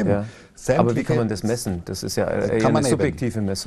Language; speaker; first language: German; native; German